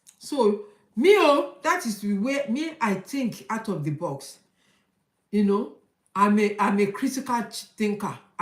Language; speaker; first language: English; non-native, local second language; Yoruba